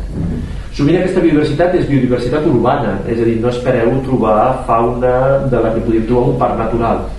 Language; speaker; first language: Catalan; native; Catalan